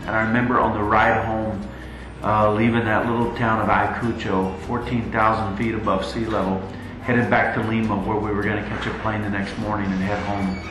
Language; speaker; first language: English; native; English